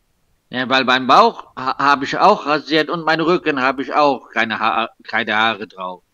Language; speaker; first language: German; non-native, local second language; Luxembourgish